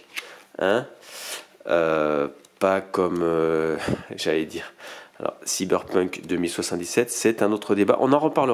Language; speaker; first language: French; native; French